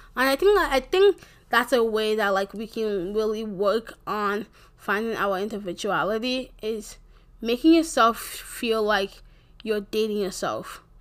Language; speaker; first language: English; early bilingual, other home language; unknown